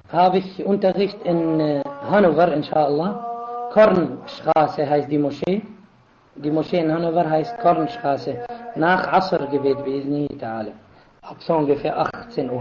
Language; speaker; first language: German; non-native, fluent; Arabic